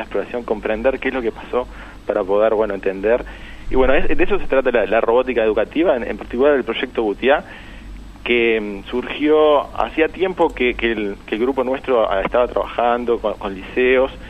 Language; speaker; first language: Spanish; native; Spanish